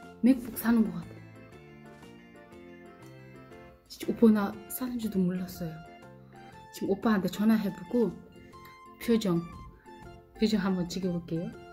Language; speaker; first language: Korean; non-native, fluent; Uzbek